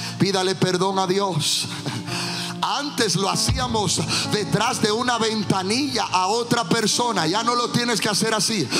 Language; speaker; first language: Spanish; early bilingual, heritage; Spanish